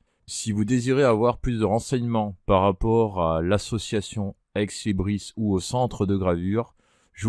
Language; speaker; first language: French; native; French